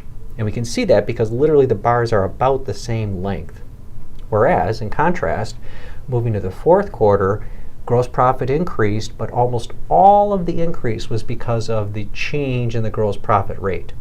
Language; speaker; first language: English; native; English